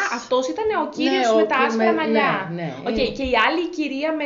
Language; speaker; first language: Greek; native; Greek